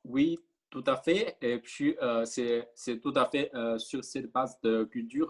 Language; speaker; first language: French; non-native, fluent; Chinese